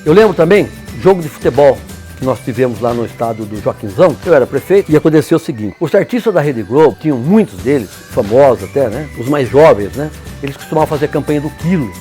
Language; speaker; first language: Portuguese; native; Portuguese